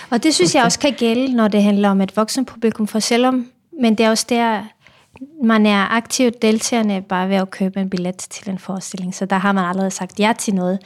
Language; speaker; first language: Danish; non-native, fluent; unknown